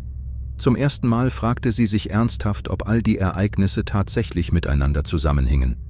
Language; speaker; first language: German; native; German